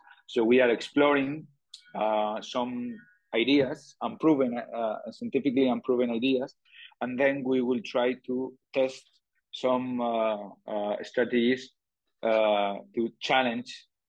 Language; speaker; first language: English; non-native, fluent; Spanish